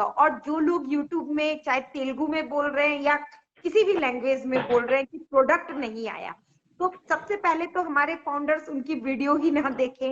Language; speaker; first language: Hindi; native; Hindi